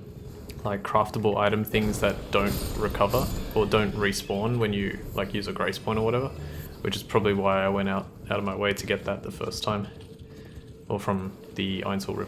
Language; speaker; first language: English; native; English